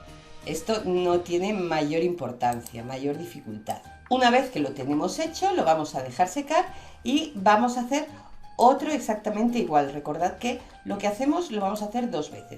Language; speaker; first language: Spanish; native; Spanish